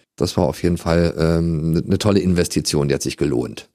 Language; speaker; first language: German; native; German